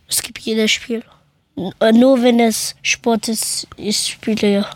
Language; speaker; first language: German; early bilingual, other home language; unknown